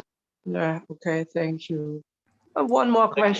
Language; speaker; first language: English; non-native, learner; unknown